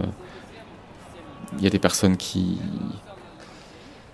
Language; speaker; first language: French; native; French